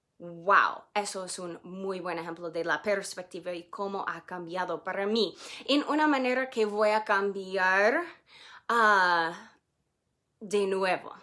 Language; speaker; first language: Spanish; non-native, fluent; English